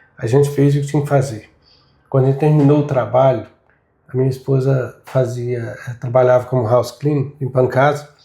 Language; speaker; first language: Portuguese; native; Portuguese